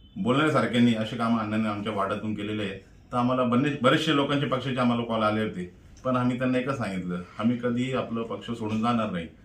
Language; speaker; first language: Marathi; non-native, local second language; Hindi